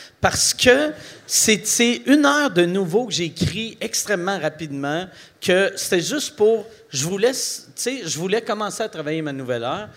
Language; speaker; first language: French; native; French